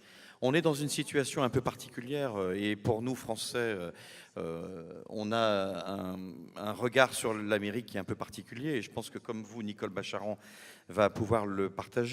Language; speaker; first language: French; native; French